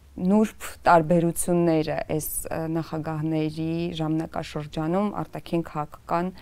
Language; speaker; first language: Armenian; native; Armenian